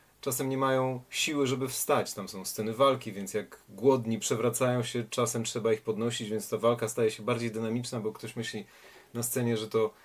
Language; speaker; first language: Polish; native; Polish